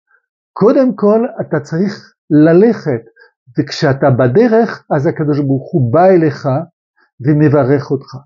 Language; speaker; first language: Hebrew; non-native, fluent; French